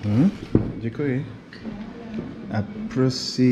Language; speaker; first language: Czech; non-native, learner; English